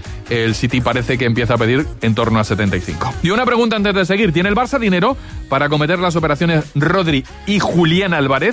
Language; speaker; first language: Spanish; native; Spanish